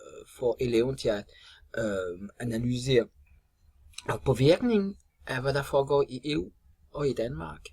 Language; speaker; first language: Danish; non-native, fluent; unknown